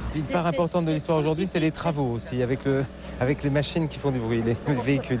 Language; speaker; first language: French; native; French